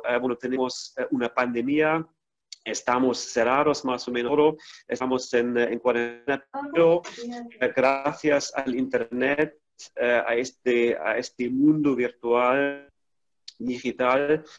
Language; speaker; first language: Spanish; non-native, fluent; German